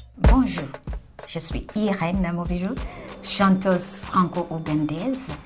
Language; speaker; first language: French; non-native, fluent; Ganda